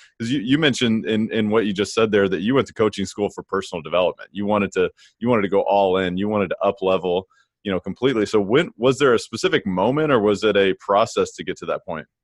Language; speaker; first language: English; native; English